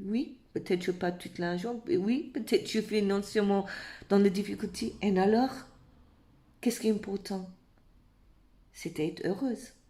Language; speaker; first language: French; non-native, fluent; English